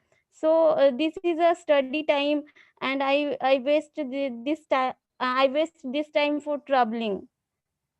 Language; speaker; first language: English; non-native, learner; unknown